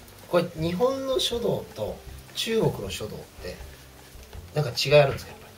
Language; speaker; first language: Japanese; native; Japanese